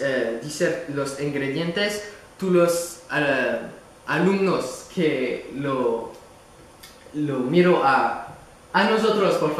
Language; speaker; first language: Spanish; non-native, learner; French